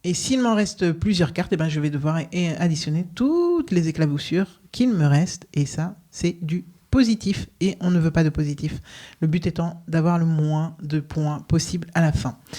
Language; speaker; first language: French; native; French